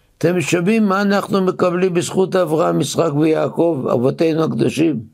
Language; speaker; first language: Hebrew; native; Hebrew